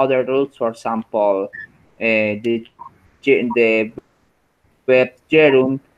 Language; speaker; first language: English; non-native, learner; Spanish